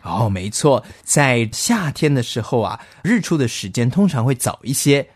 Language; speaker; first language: Chinese; native; Chinese